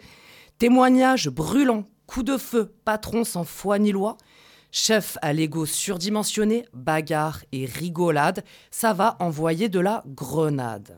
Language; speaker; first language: French; native; French